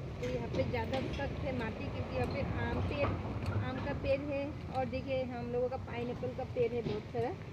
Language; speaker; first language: Hindi; non-native, local second language; Bangla